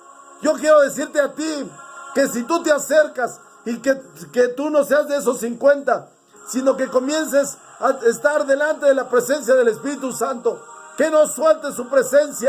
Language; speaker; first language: Spanish; native; Spanish